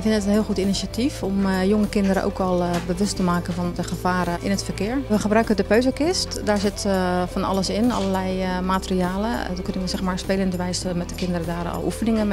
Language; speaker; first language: Dutch; native; Dutch